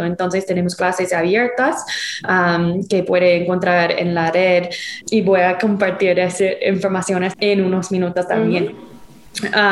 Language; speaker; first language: Spanish; non-native, fluent; English